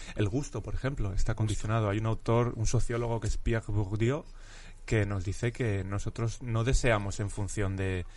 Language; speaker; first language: Spanish; native; Spanish